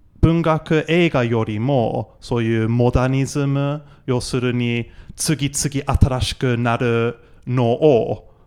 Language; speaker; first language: Japanese; non-native, fluent; English